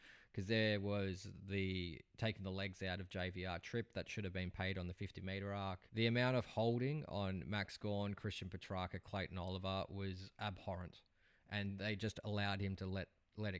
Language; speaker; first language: English; native; English